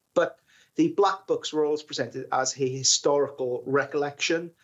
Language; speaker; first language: English; native; English